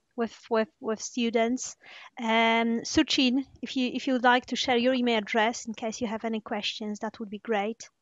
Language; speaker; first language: English; non-native, fluent; Indonesian